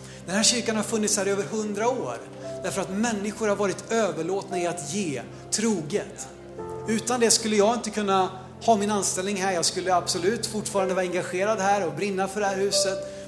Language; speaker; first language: Swedish; native; Swedish